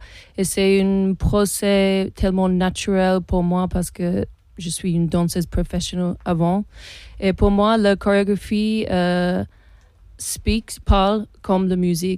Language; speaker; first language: French; non-native, learner; English